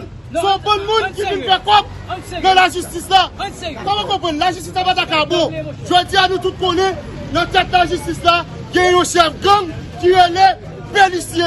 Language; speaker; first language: Haitian Creole; native; Haitian Creole